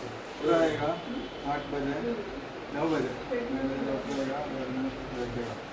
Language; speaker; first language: Hindi; non-native, local second language; Malayalam